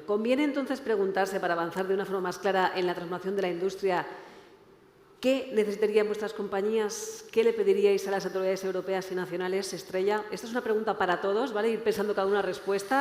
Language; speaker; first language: Spanish; native; Spanish